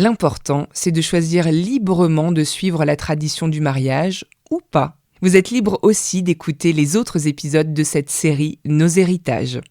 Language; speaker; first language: French; native; French